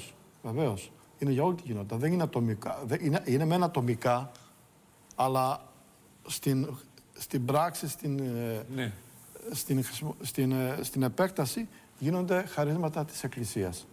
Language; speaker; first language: Greek; native; Greek